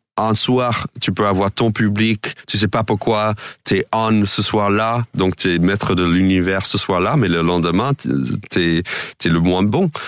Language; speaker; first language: French; non-native, fluent; English